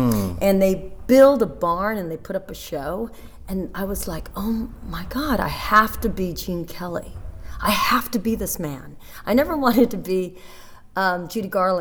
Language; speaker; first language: English; native; English